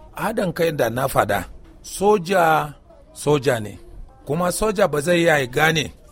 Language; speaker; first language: Hausa; non-native, local second language; Kanuri